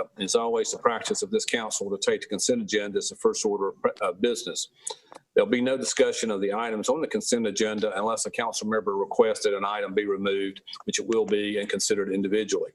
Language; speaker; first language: English; native; English